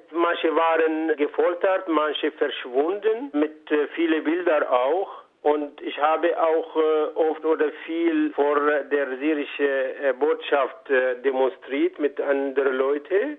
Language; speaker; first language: German; non-native, fluent; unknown